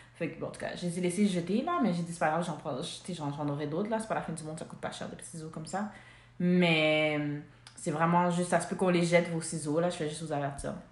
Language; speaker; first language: French; early bilingual, other home language; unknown